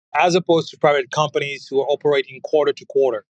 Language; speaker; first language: English; non-native, fluent; French